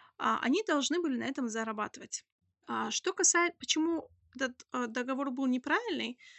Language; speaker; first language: Russian; native; Russian